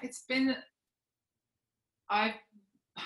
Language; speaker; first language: English; native; English